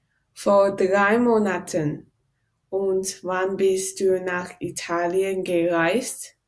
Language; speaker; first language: German; non-native, learner; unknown